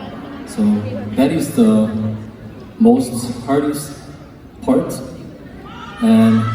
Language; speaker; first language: English; non-native, learner; Korean